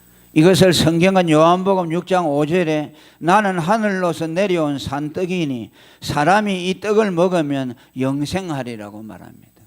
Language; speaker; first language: Korean; native; Korean